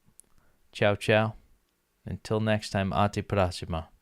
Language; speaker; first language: Portuguese; non-native, learner; English